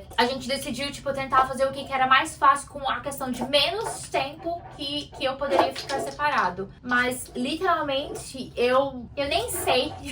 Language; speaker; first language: Portuguese; native; Portuguese